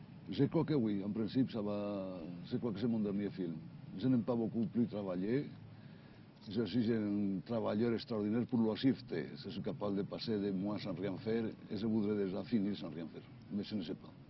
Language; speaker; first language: French; non-native, fluent; Spanish